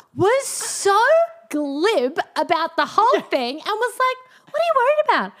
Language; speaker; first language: English; native; English